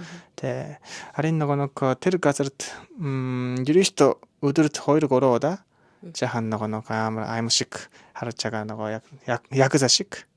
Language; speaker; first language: Mongolian; non-native, learner; Japanese